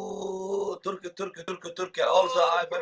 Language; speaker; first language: English; non-native, learner; Somali